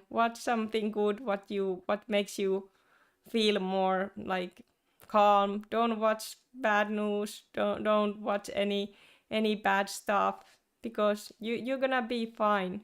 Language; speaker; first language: English; non-native, fluent; Finnish